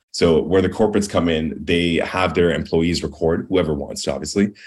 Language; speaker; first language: English; early bilingual, other home language; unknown